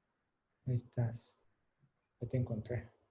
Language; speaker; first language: Spanish; native; Spanish